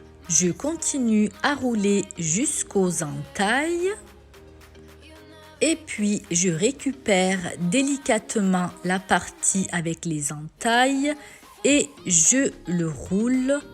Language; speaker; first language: French; native; French